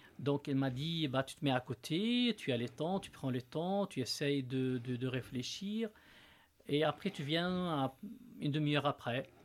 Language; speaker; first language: French; non-native, local second language; Arabic